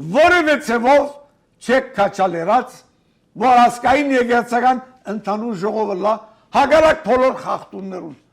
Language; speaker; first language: Armenian; early bilingual, heritage; Armenian